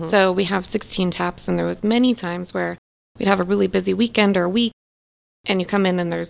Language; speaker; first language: English; native; English